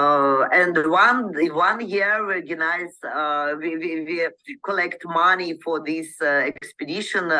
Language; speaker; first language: English; non-native, learner; Ukrainian